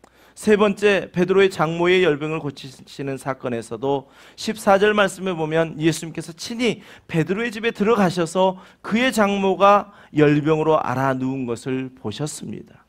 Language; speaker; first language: Korean; native; Korean